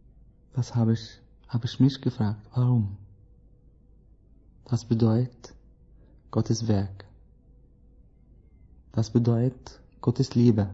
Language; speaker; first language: German; non-native, learner; Arabic